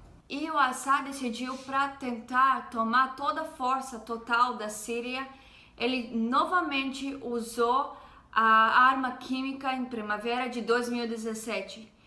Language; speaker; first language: Portuguese; non-native, fluent; Hebrew